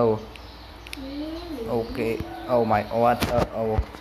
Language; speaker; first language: English; non-native, learner; Indonesian